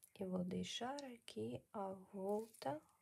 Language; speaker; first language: Portuguese; non-native, learner; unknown